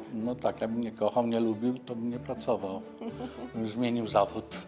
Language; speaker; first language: Polish; native; Polish